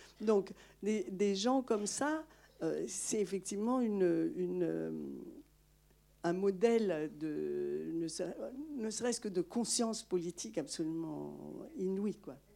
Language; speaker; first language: French; non-native, local second language; Malagasy